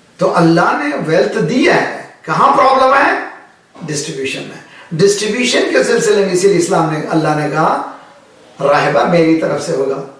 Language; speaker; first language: Urdu; native; Urdu